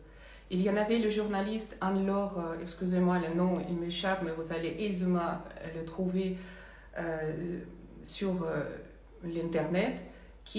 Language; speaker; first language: French; non-native, fluent; Russian